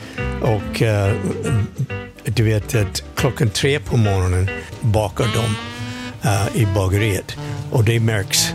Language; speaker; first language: Swedish; non-native, fluent; English